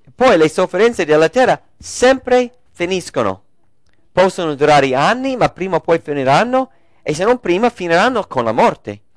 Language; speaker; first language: Italian; non-native, fluent; English